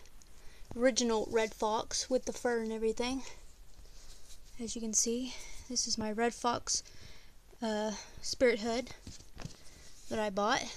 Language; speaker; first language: English; native; English